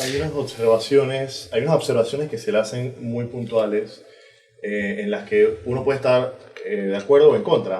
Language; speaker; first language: Spanish; native; Spanish